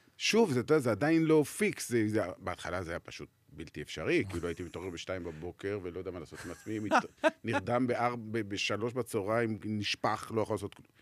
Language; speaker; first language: Hebrew; native; Hebrew